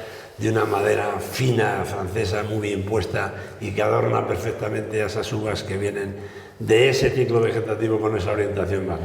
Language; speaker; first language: Spanish; native; Spanish